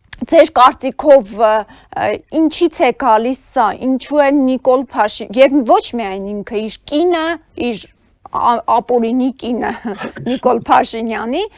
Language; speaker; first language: Armenian; native; Armenian